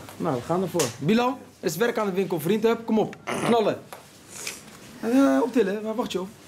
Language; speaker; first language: Dutch; native; Dutch